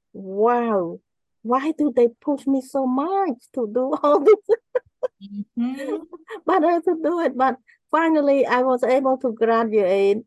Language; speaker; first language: English; non-native, fluent; Khmer